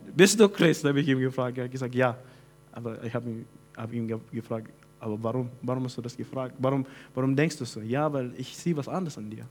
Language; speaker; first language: German; non-native, fluent; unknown